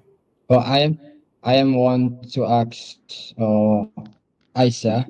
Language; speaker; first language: English; non-native, learner; Indonesian